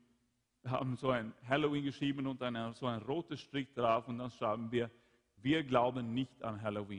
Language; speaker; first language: German; non-native, fluent; Swedish